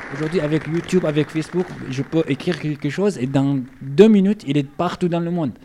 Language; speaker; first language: French; non-native, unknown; Arabic